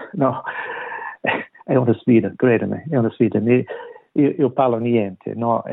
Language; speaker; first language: Italian; non-native, learner; English